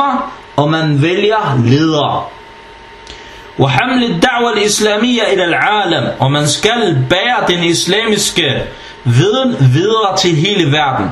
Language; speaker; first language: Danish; early bilingual, other home language; Arabic